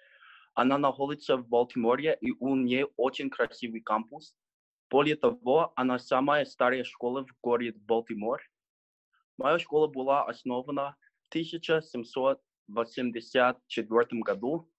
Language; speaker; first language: Russian; non-native, learner; English